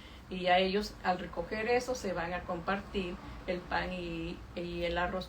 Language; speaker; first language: Spanish; native; Spanish